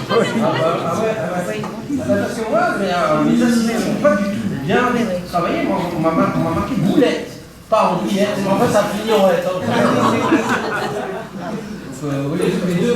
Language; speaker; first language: French; native; French